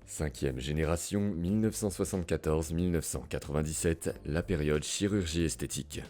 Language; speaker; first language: French; native; French